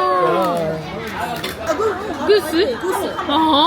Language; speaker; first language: Korean; non-native, learner; Japanese